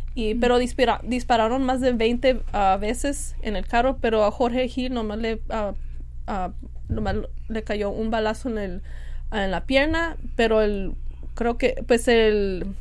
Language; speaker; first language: Spanish; early bilingual, heritage; Spanish